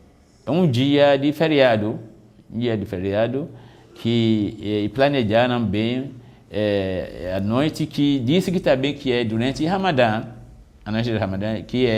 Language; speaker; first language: Portuguese; non-native, fluent; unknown